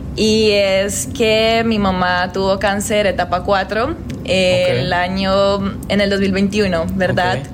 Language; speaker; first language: Spanish; native; Spanish